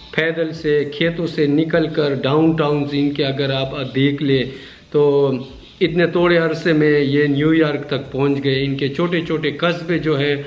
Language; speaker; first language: Urdu; non-native, local second language; Pashto